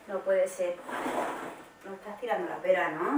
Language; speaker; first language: Spanish; native; Spanish